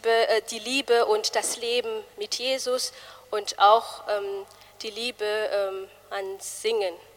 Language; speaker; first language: German; non-native, fluent; Malagasy